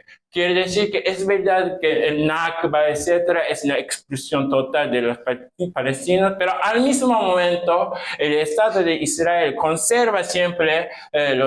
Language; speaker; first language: Spanish; non-native, fluent; Japanese